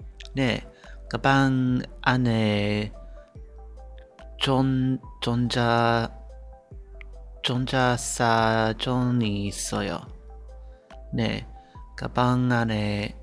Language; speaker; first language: Korean; non-native, learner; English